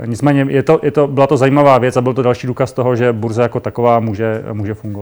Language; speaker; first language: Czech; native; Czech